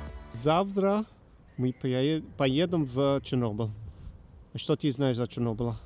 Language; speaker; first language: Russian; non-native, learner; English